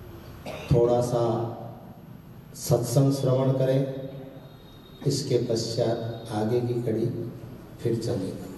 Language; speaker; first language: Hindi; native; Hindi